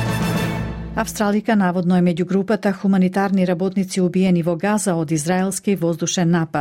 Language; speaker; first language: Macedonian; native; Macedonian